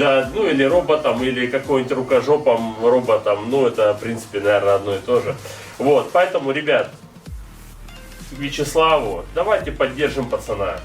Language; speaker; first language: Russian; native; Russian